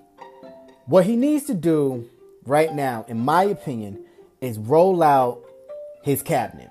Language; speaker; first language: English; native; English